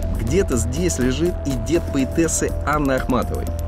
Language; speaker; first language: Russian; native; Russian